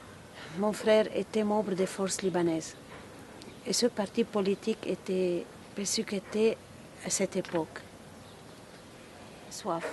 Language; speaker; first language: French; non-native, local second language; Arabic